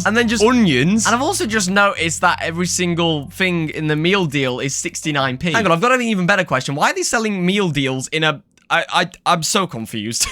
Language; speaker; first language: English; native; English